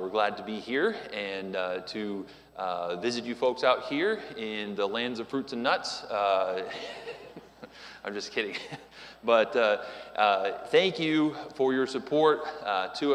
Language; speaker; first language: English; native; English